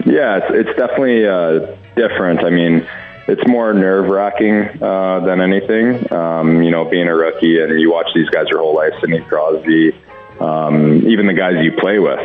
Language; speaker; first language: English; native; English